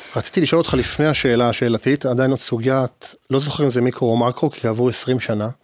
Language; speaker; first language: Hebrew; native; Hebrew